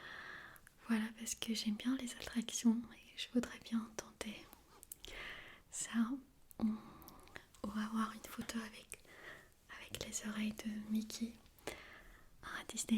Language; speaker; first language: French; non-native, fluent; Armenian